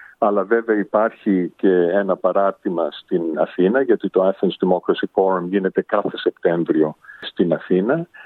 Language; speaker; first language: Greek; early bilingual, heritage; Greek